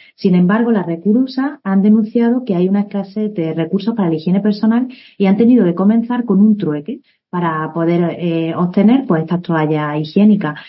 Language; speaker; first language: Spanish; native; Spanish